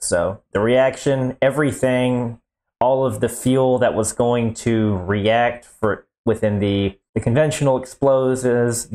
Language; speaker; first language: English; native; English